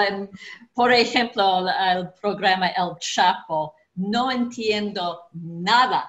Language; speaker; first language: Spanish; non-native, learner; English